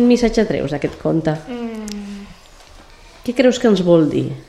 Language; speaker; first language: Catalan; native; Catalan